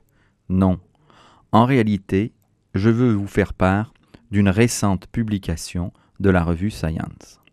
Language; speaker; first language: French; native; French